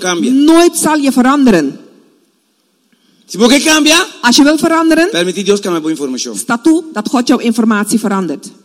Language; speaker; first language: Dutch; non-native, local second language; Papiamento